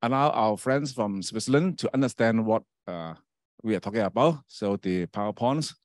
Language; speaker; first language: English; non-native, local second language; Chinese